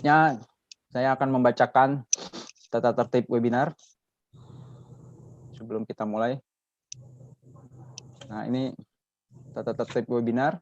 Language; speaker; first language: Indonesian; native; Indonesian